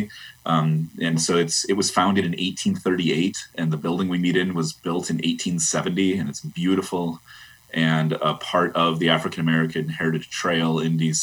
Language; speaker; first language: English; native; English